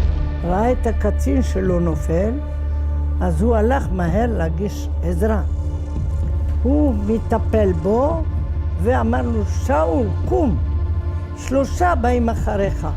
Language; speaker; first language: Hebrew; non-native, fluent; Arabic